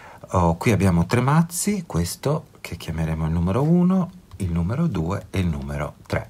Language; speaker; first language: Italian; native; Italian